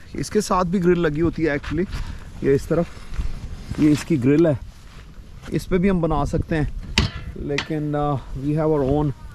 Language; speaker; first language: Urdu; non-native, local second language; Punjabi